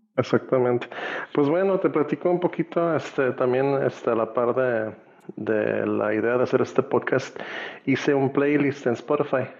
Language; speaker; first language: Spanish; native; Spanish